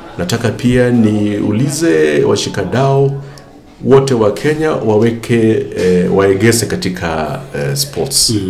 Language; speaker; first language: Swahili; non-native, local second language; Kalenjin